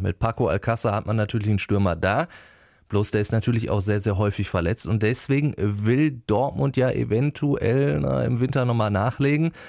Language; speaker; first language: German; native; German